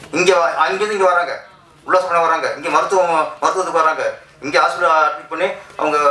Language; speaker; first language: Tamil; native; Tamil